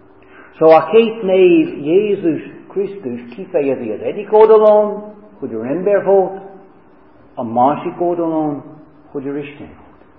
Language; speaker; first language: Hungarian; non-native, fluent; English